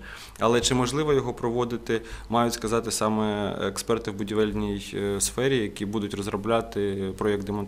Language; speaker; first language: Ukrainian; native; Ukrainian